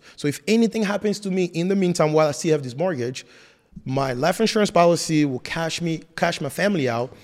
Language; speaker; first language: English; non-native, fluent; French